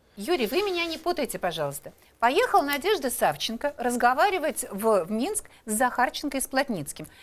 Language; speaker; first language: Russian; native; Russian